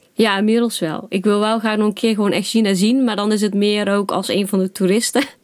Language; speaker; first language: Dutch; native; Dutch